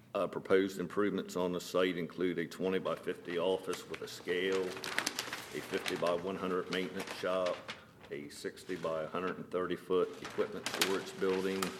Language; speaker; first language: English; native; English